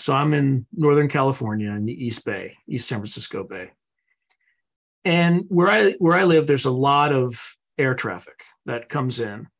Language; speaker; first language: English; native; English